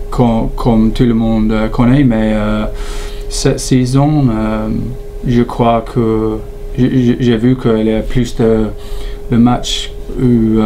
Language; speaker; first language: French; non-native, learner; English